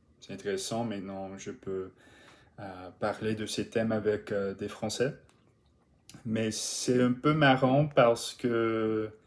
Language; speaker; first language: French; non-native, learner; English